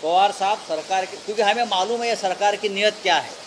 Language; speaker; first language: Hindi; non-native, local second language; Marathi